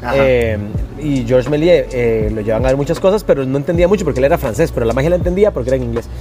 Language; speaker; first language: Spanish; native; Spanish